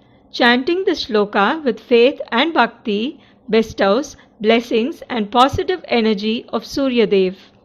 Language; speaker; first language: English; non-native, local second language; Tamil